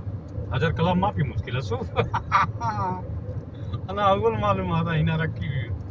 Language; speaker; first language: Arabic; non-native, learner; Hindi